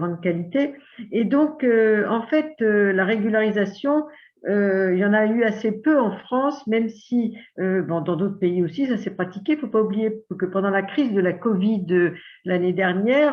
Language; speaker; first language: French; native; French